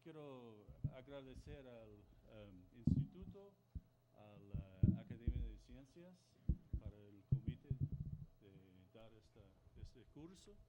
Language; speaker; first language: Spanish; non-native, learner; English